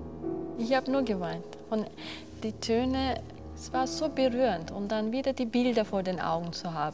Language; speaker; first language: German; non-native, fluent; Turkish